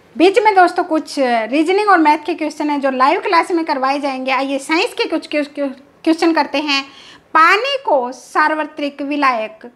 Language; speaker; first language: Hindi; native; Hindi